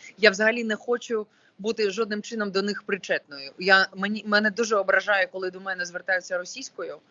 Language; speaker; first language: Ukrainian; non-native, local second language; Russian